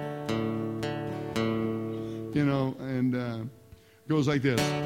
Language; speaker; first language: English; native; English